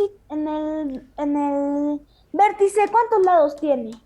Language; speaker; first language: Spanish; native; Spanish